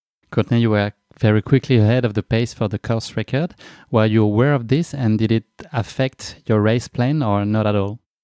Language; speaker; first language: English; non-native, fluent; French